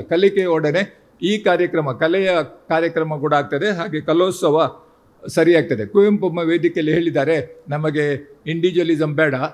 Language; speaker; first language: Kannada; non-native, local second language; Tulu